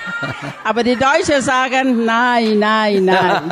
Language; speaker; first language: German; non-native, fluent; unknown